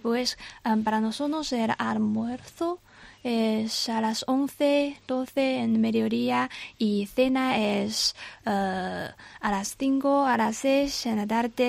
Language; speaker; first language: Spanish; non-native, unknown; Chinese